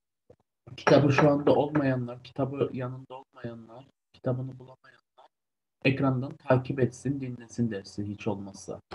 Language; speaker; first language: Turkish; native; Turkish